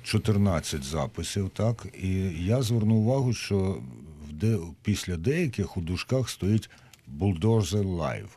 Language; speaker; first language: Ukrainian; native; Ukrainian